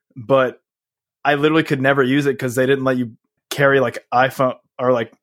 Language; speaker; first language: English; native; English